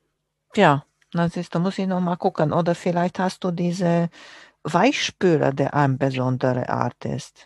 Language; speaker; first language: German; non-native, fluent; Romanian